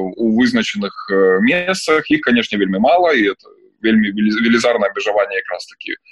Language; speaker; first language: Belarusian; non-native, local second language; Russian